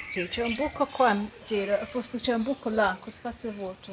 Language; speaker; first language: Italian; non-native, learner; English